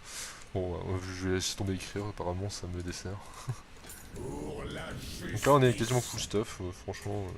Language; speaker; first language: French; native; French